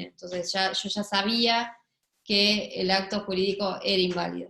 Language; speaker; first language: Spanish; native; Spanish